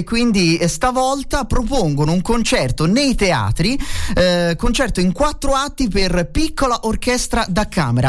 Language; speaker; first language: Italian; native; Italian